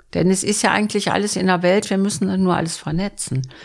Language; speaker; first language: German; native; German